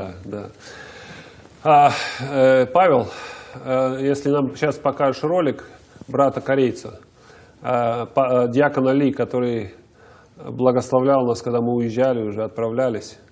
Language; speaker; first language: Russian; native; Russian